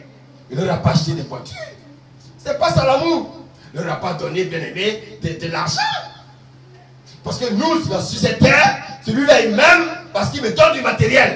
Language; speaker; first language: French; native; French